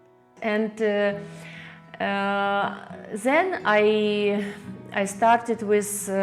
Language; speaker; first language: English; non-native, learner; Russian